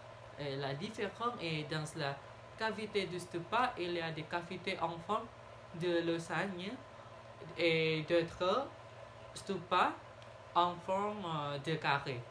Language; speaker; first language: French; non-native, learner; Indonesian